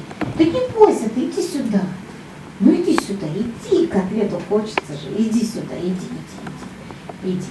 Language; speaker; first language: Russian; native; Russian